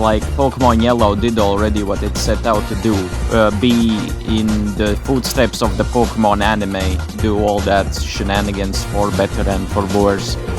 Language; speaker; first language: English; non-native, fluent; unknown